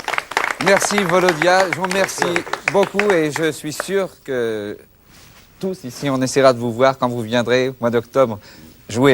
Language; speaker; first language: French; native; French